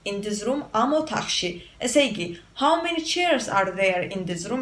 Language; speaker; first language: English; non-native, fluent; Georgian